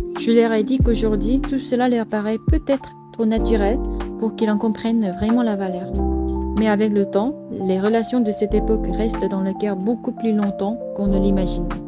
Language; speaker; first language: French; non-native, fluent; Korean